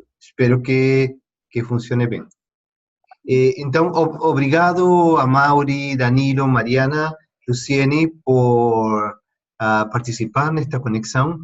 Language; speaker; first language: Portuguese; non-native, fluent; Spanish